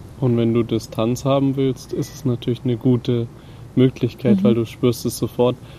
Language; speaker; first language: German; native; German